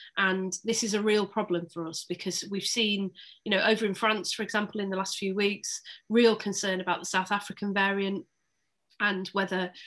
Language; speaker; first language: English; native; English